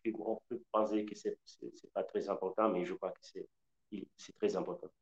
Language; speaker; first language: French; non-native, learner; Spanish